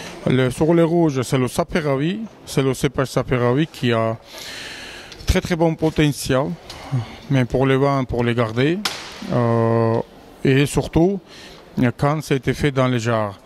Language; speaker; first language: French; non-native, learner; Georgian